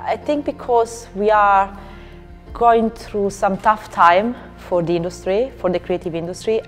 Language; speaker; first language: English; non-native, fluent; Italian